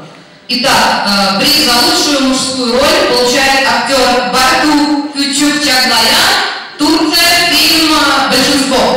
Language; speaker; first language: Russian; native; Russian